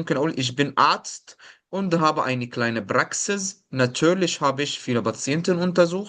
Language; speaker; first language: German; non-native, fluent; Arabic